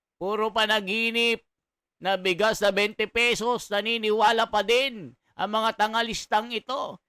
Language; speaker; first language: Filipino; native; Filipino